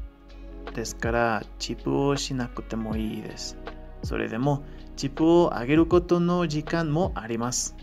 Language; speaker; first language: Japanese; non-native, learner; Spanish